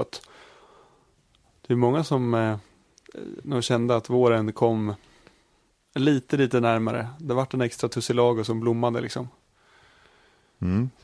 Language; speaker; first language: Swedish; native; Swedish